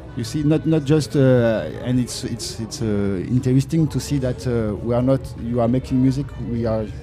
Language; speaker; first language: English; non-native, learner; French